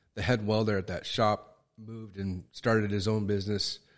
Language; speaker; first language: English; native; English